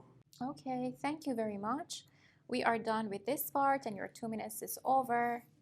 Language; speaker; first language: English; non-native, fluent; Persian